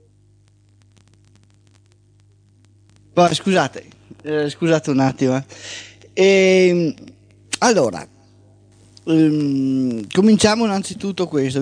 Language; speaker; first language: Italian; native; Italian